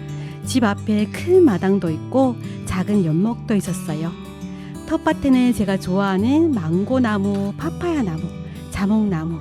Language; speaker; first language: Korean; non-native, fluent; Chinese